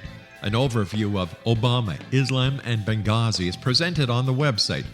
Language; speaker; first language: English; native; English